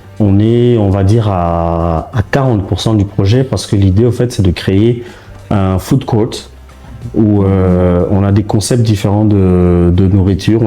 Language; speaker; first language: French; early bilingual, heritage; French